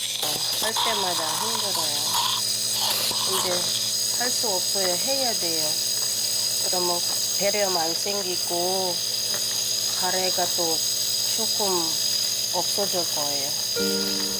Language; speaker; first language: Korean; non-native, learner; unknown